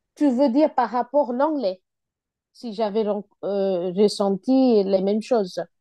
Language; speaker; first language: French; non-native, fluent; Bangla